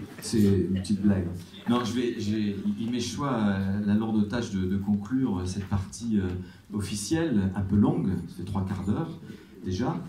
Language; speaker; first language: French; native; French